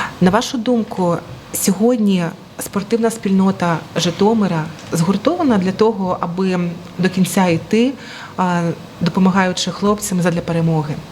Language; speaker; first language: Ukrainian; native; Ukrainian